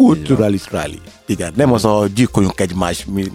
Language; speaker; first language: Hungarian; non-native, learner; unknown